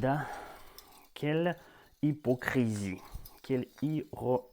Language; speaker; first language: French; non-native, fluent; Russian